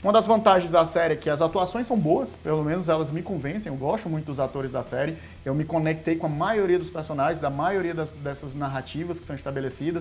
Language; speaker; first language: Portuguese; native; Portuguese